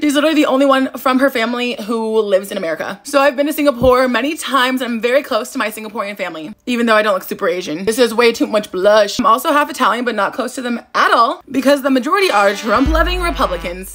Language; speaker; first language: English; native; English